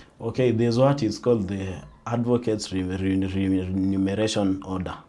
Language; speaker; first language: English; non-native, local second language; Swahili